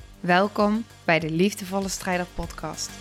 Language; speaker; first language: Dutch; native; Dutch